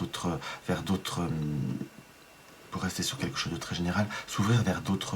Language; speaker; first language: French; native; French